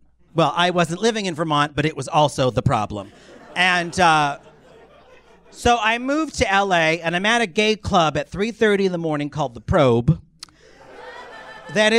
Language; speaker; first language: English; native; English